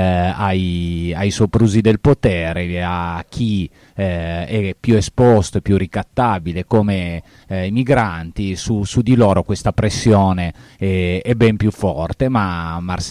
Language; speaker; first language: Italian; native; Italian